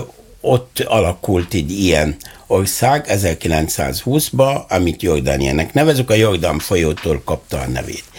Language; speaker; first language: Hungarian; non-native, learner; Arabic